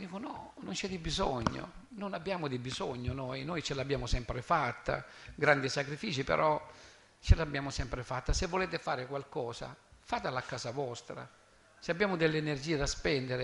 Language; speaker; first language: Italian; native; Italian